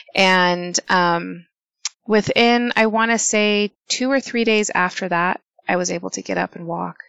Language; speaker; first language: English; early bilingual, other home language; Spanish